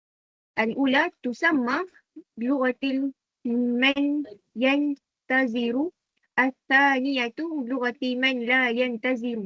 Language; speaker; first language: Arabic; non-native, learner; Malay